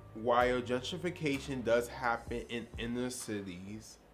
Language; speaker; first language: English; early bilingual, other home language; Spanish